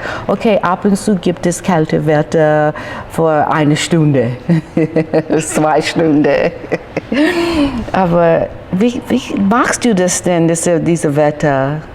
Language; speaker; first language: German; non-native, learner; English